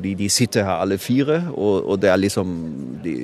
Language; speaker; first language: Norwegian; non-native, fluent; German